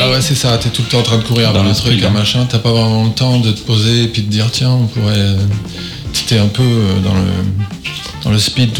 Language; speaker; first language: French; native; French